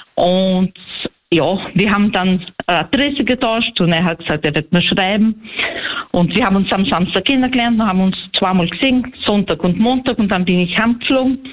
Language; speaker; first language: German; early bilingual, heritage; Portuguese